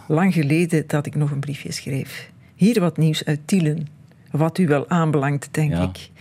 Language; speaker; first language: Dutch; native; Dutch